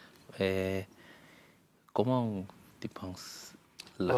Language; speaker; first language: French; non-native, learner; Korean